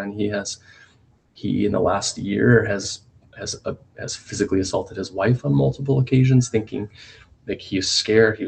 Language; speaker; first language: English; native; English